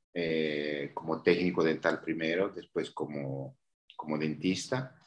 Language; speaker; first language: Spanish; native; Spanish